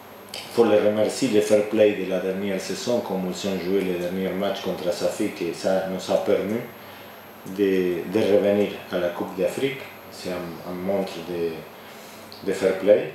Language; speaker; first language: French; non-native, fluent; Spanish